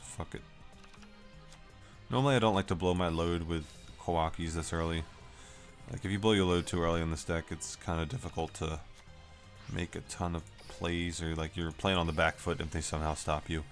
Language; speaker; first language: English; native; English